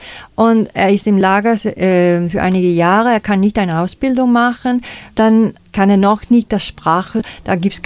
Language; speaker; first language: German; non-native, fluent; Danish